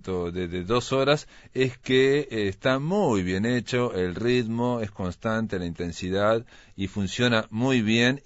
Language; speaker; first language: Spanish; native; Spanish